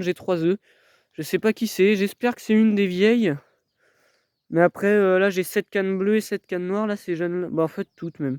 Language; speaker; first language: French; native; French